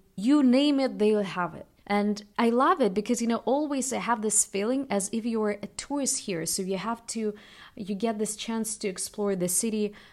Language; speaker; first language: English; non-native, fluent; Russian